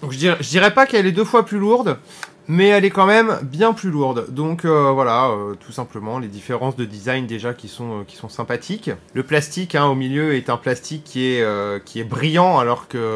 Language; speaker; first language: French; native; French